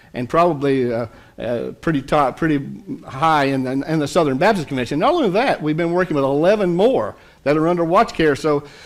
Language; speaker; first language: English; native; English